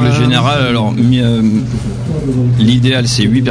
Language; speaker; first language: French; native; French